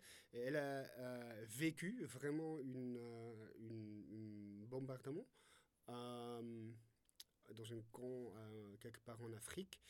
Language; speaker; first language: French; non-native, fluent; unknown